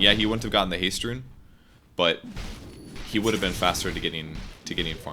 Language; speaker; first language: English; native; English